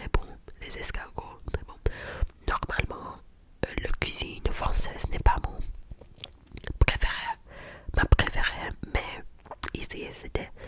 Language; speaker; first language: French; non-native, learner; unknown